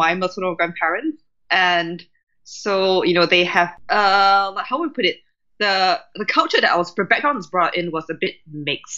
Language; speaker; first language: English; native; English